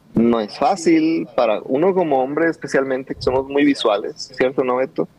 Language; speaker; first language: Spanish; native; Spanish